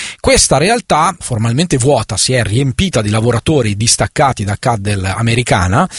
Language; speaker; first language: Italian; native; Italian